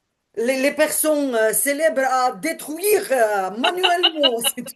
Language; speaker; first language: French; non-native, learner; Ukrainian